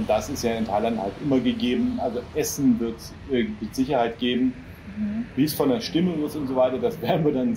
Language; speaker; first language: German; native; German